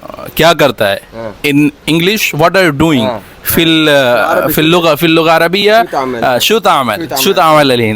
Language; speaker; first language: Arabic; non-native, learner; Hindi